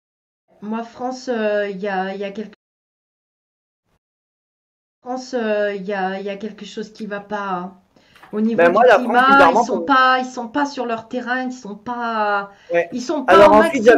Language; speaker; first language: French; native; French